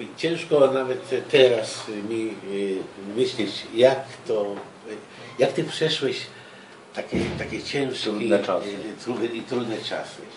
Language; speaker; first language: Polish; early bilingual, heritage; Hebrew